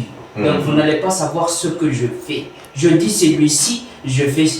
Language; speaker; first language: French; non-native, learner; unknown